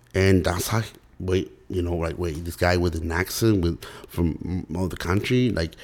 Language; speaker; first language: English; early bilingual, other home language; Spanish